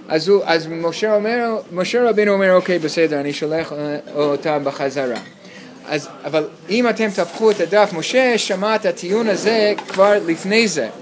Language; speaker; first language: Hebrew; non-native, fluent; English